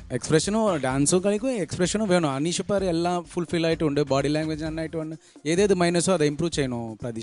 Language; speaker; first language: Malayalam; non-native, local second language; Tamil